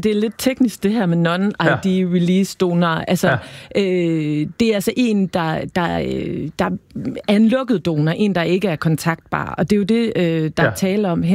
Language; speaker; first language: Danish; native; Danish